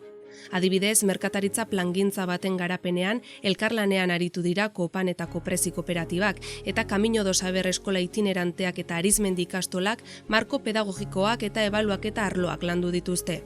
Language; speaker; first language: Basque; native; Basque